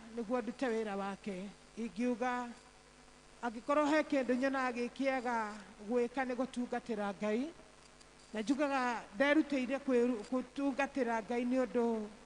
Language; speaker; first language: Kikuyu; non-native, local second language; Embu